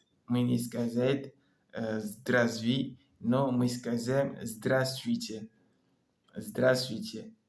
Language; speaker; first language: Russian; non-native, learner; French